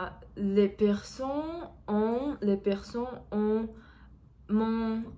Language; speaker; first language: French; non-native, learner; Portuguese